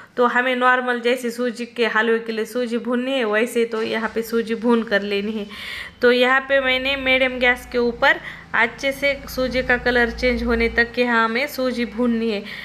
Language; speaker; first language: Hindi; non-native, local second language; Marathi